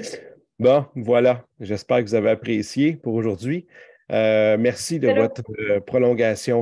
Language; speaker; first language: French; native; French